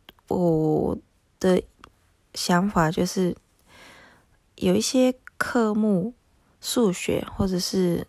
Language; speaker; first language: Chinese; non-native, fluent; Japanese